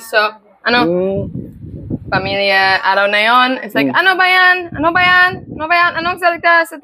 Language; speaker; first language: Filipino; non-native, learner; English